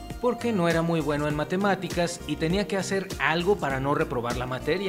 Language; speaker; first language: Spanish; native; Spanish